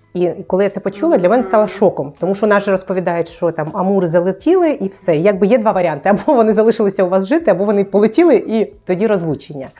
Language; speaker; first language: Ukrainian; native; Ukrainian